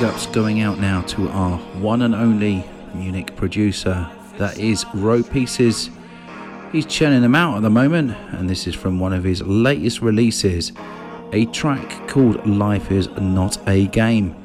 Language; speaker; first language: English; native; English